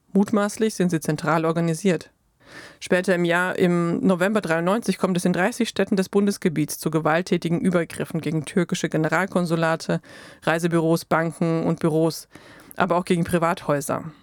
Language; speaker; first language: German; native; German